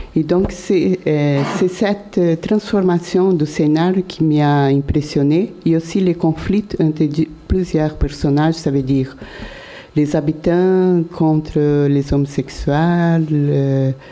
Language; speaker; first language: French; non-native, learner; Portuguese